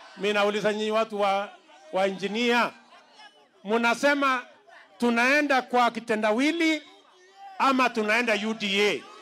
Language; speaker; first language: Swahili; non-native, local second language; Kalenjin